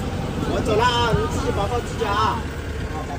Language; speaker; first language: Chinese; native; Chinese